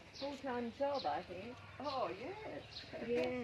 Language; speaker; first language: English; non-native, learner; Thai